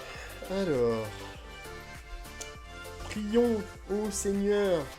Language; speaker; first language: French; native; French